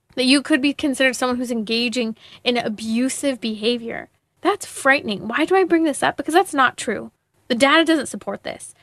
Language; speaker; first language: English; native; English